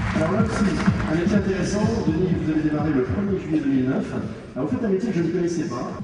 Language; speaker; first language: French; native; French